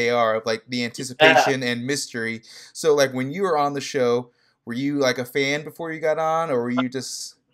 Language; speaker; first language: English; native; English